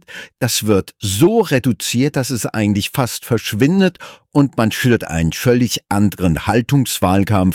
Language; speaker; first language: German; native; German